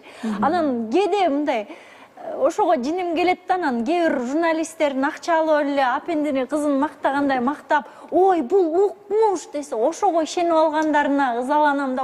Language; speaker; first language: Kyrgyz; native; Kyrgyz